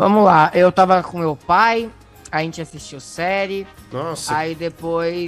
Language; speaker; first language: Portuguese; native; Portuguese